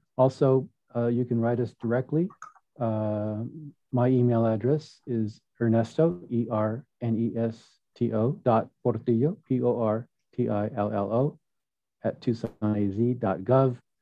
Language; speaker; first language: English; early bilingual, other home language; Spanish